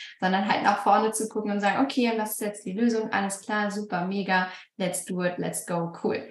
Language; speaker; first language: German; native; German